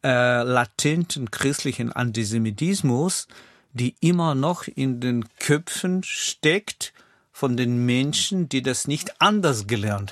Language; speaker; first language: German; non-native, fluent; Russian